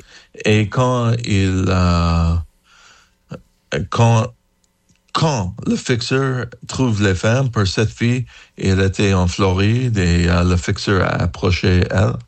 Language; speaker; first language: French; non-native, learner; English